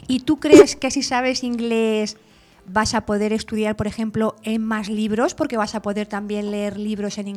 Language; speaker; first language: Spanish; native; Spanish